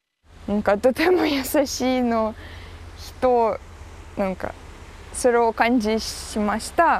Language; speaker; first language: Japanese; non-native, learner; Ukrainian